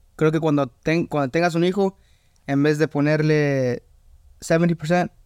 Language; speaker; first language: Spanish; early bilingual, heritage; Spanish